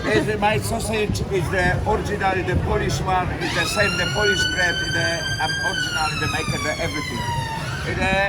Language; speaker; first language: English; non-native, learner; Polish